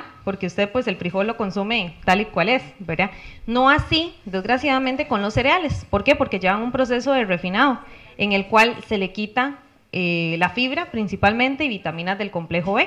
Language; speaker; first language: Spanish; native; Spanish